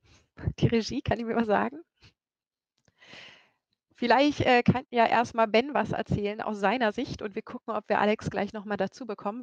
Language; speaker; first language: German; native; German